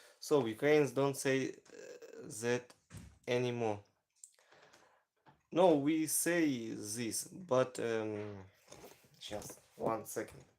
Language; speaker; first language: English; non-native, learner; Ukrainian